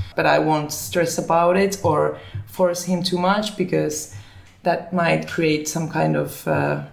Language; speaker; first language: English; early bilingual, other home language; Finnish